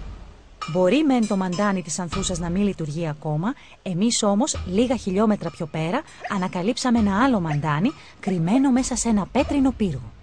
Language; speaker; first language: Greek; native; Greek